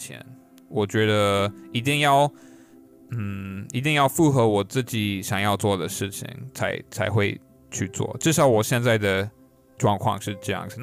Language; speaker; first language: Chinese; non-native, fluent; English